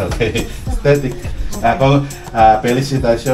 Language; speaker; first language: Spanish; non-native, learner; Filipino